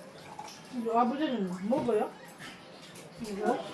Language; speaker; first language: Korean; non-native, local second language; Filipino